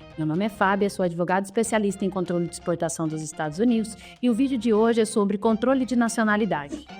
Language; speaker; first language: Portuguese; native; Portuguese